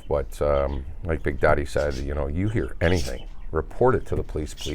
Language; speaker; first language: English; native; English